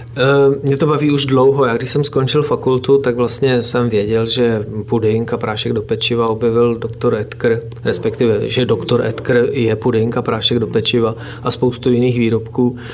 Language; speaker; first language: Czech; native; Czech